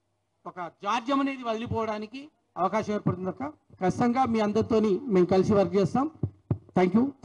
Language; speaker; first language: Telugu; native; Telugu